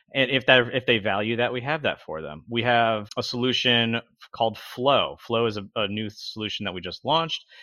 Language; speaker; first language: English; native; English